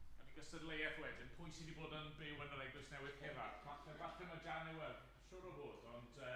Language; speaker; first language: Welsh; native; Welsh